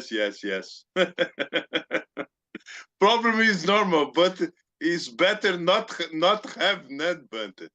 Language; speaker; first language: English; non-native, learner; Portuguese